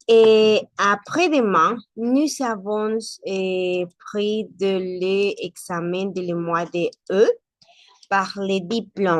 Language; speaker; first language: French; non-native, learner; Spanish